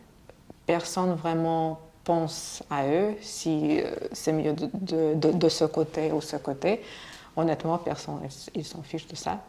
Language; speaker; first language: French; non-native, fluent; Russian